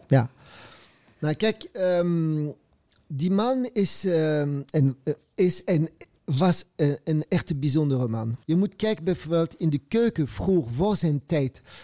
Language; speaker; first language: Dutch; non-native, fluent; French